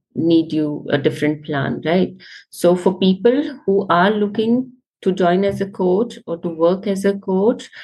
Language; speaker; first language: English; non-native, local second language; Hindi